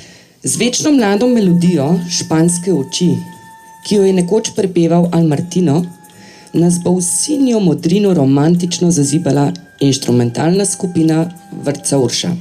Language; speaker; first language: Slovenian; native; Slovenian